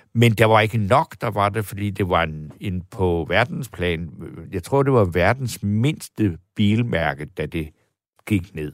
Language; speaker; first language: Danish; native; Danish